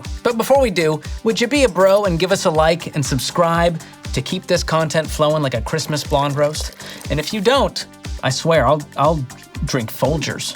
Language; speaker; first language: English; native; English